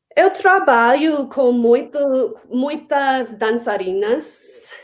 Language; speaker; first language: Portuguese; non-native, learner; English